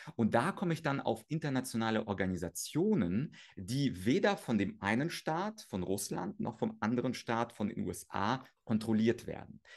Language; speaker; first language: German; early bilingual, other home language; Russian